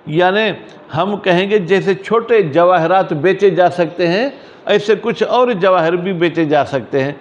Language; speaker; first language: Urdu; non-native, local second language; Sindhi